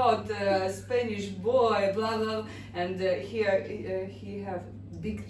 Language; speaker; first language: English; non-native, learner; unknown